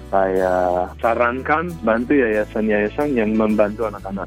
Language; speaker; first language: Indonesian; early bilingual, other home language; English